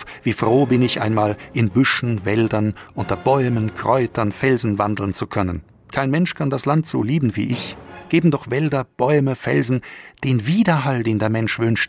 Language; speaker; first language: German; native; German